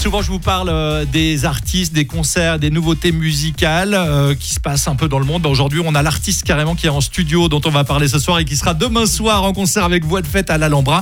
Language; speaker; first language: French; native; French